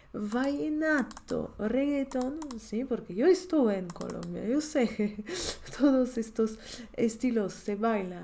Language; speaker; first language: Spanish; non-native, fluent; Polish